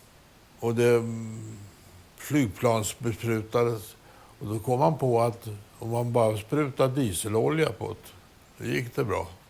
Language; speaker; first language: Swedish; native; Swedish